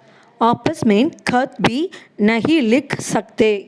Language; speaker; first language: Hindi; non-native, local second language; Tamil